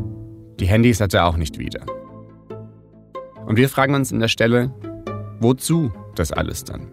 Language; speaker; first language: German; native; German